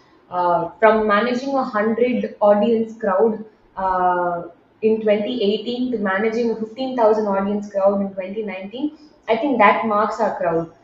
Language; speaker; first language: English; non-native, local second language; Tamil